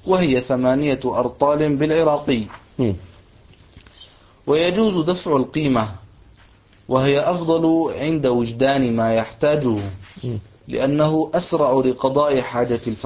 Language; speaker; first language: Arabic; native; Arabic